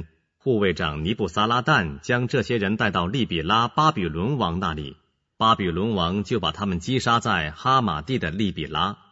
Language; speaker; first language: Chinese; native; Chinese